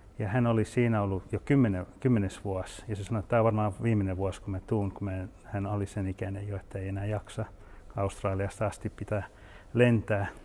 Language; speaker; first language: Finnish; early bilingual, heritage; Finnish